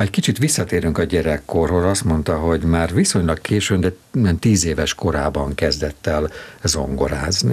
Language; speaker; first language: Hungarian; native; Hungarian